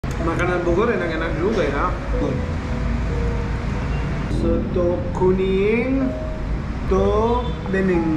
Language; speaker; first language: Indonesian; non-native, learner; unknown